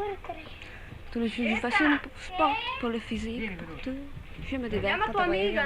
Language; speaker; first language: French; non-native, learner; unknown